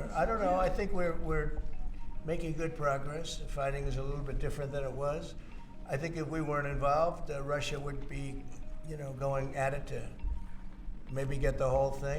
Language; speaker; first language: English; native; English